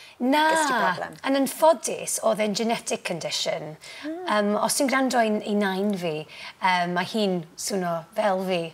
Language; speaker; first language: Welsh; non-native, local second language; English